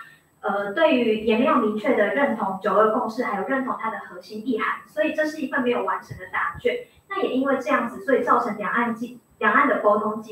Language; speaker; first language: Chinese; native; Chinese